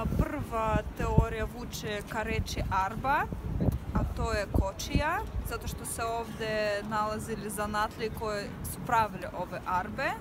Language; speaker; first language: Bosnian; non-native, fluent; Russian